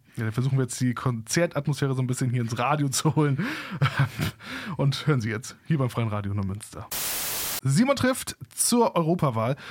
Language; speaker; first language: German; native; German